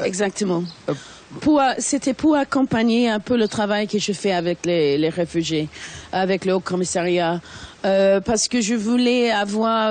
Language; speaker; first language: French; non-native, fluent; English